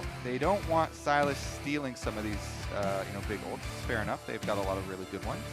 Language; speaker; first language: English; native; English